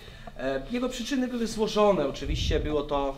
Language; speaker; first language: Polish; native; Polish